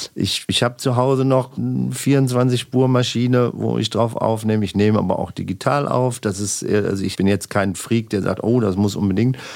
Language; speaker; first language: German; native; German